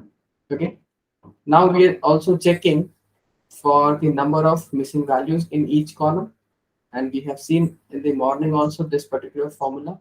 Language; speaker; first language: English; non-native, local second language; Hindi